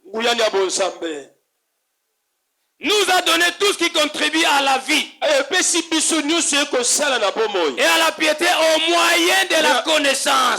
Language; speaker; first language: French; non-native, local second language; Lingala